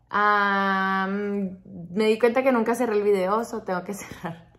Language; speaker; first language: Spanish; early bilingual, heritage; Spanish